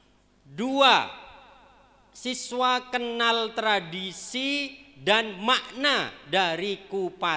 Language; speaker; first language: Indonesian; non-native, local second language; Javanese